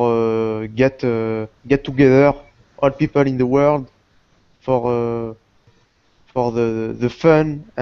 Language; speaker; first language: English; non-native, learner; Portuguese